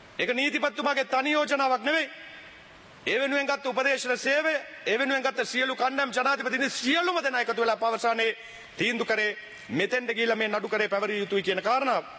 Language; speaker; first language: Sinhala; native; Sinhala